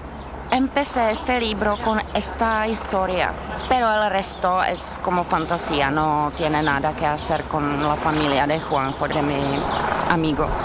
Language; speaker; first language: Spanish; non-native, fluent; Czech